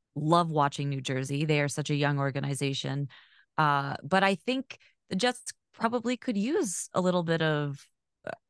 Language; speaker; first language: English; native; English